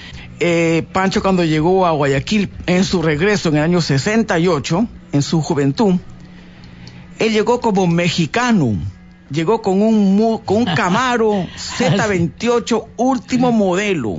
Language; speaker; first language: Spanish; native; Spanish